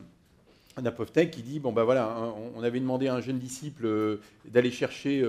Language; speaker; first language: French; native; French